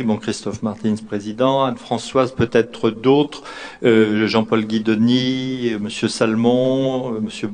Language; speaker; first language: French; native; French